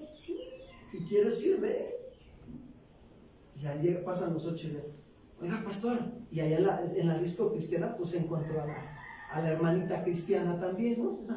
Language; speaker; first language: Spanish; native; Spanish